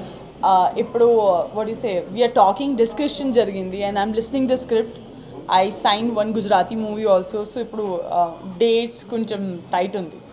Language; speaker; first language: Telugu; non-native, learner; Gujarati